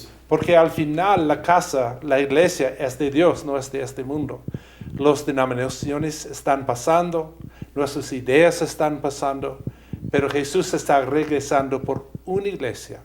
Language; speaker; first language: Spanish; non-native, fluent; English